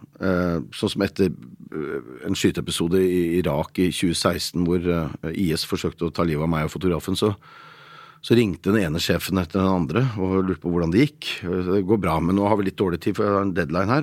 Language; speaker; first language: Norwegian; native; Norwegian